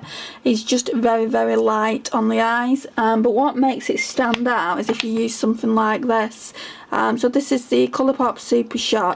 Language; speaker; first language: English; native; English